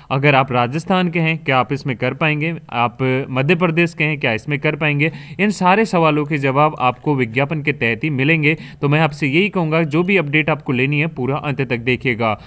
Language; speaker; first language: Hindi; native; Hindi